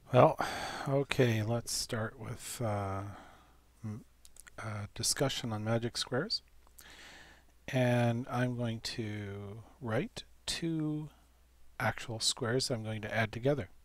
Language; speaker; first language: English; native; English